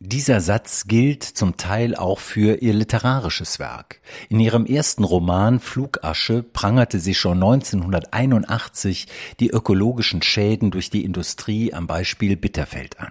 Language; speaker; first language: German; native; German